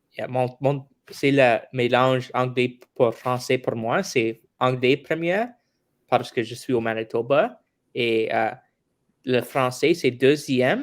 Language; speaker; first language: French; non-native, local second language; English